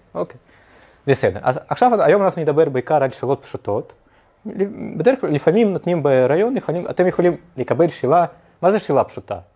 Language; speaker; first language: Hebrew; non-native, fluent; Russian